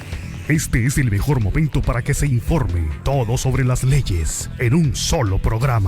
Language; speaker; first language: Spanish; native; Spanish